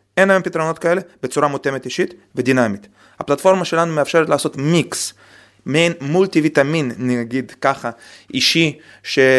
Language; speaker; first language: Hebrew; non-native, fluent; Russian